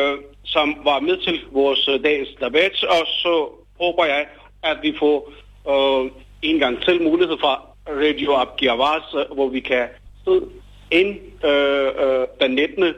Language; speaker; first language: Danish; non-native, fluent; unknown